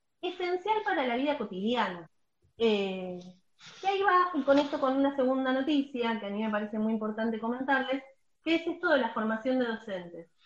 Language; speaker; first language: Spanish; native; Spanish